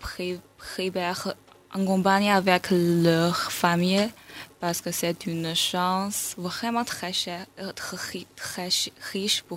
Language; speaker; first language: French; non-native, learner; Chinese